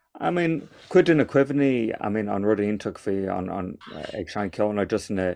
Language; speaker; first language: Irish; non-native, local second language; English